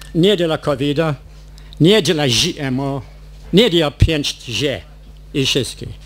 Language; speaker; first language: Polish; non-native, learner; English